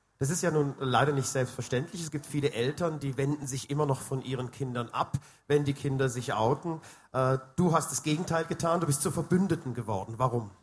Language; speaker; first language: German; native; German